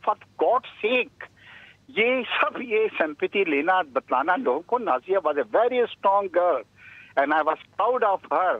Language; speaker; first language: Urdu; native; Urdu